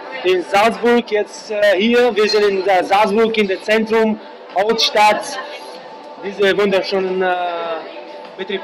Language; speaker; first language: German; non-native, learner; English